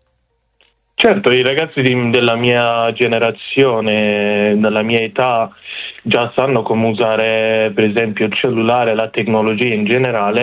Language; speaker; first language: Italian; non-native, fluent; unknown